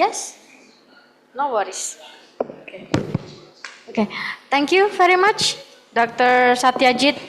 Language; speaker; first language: English; non-native, fluent; Indonesian